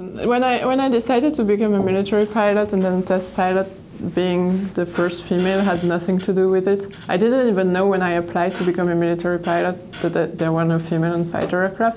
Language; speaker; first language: English; non-native, fluent; French